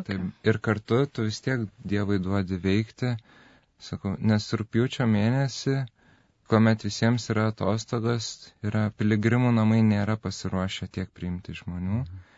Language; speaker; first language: Lithuanian; native; Lithuanian